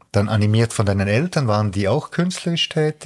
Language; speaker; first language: German; native; German